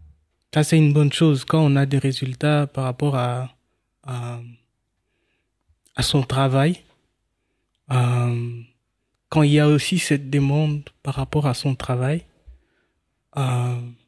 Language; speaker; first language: French; non-native, local second language; Swahili